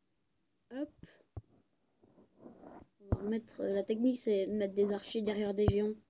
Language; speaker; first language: French; native; French